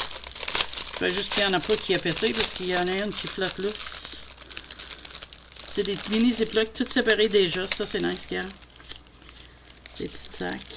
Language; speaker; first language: French; native; French